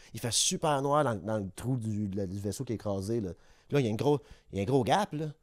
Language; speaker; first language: French; native; French